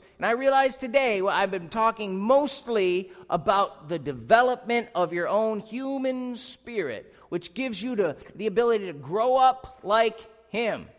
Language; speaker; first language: English; native; English